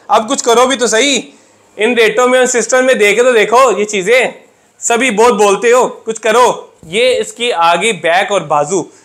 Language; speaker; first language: Urdu; non-native, local second language; Punjabi